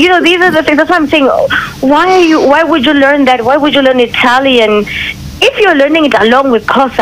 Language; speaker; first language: English; non-native, local second language; Zulu